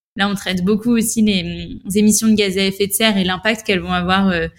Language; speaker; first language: French; native; French